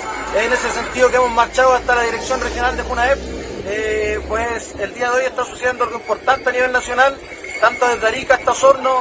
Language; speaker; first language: Spanish; native; Spanish